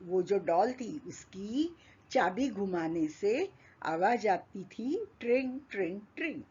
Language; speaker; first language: Hindi; non-native, local second language; Marathi